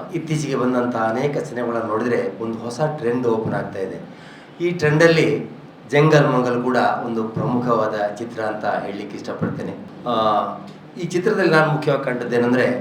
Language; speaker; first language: Kannada; native; Kannada